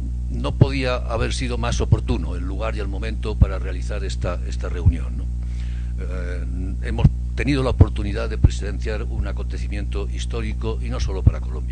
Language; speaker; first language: Spanish; native; Spanish